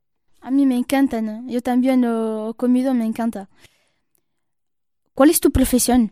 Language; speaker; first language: Spanish; non-native, learner; French